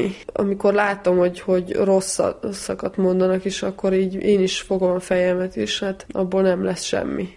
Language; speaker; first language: Hungarian; early bilingual, heritage; Hungarian